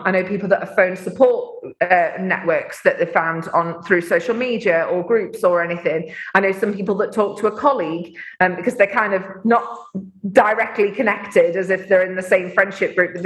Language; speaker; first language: English; native; English